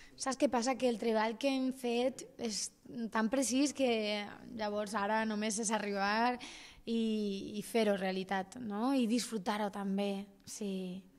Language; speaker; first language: Catalan; non-native, local second language; Spanish